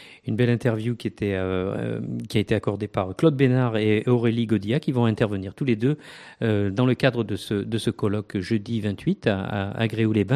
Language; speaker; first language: French; native; French